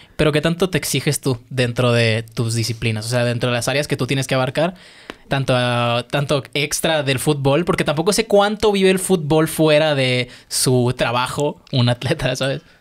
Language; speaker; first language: Spanish; native; Spanish